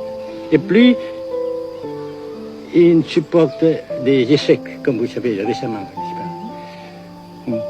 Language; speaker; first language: French; non-native, local second language; Vietnamese